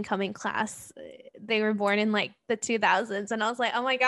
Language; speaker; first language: English; non-native, local second language; Cantonese